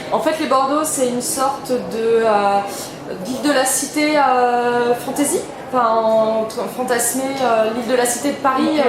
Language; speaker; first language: French; native; French